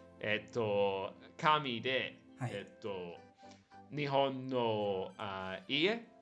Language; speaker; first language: Japanese; non-native, learner; English